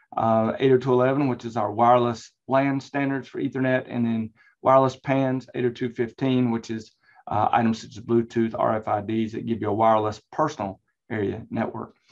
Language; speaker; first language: English; native; English